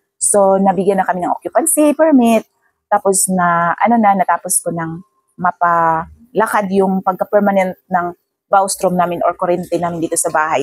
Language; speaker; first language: Filipino; non-native, local second language; Cebuano